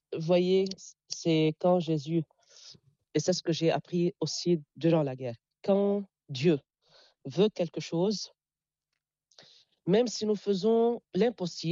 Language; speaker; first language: French; non-native, local second language; Arabic